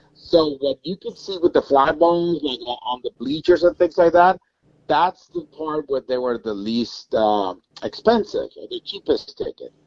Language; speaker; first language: English; non-native, fluent; Spanish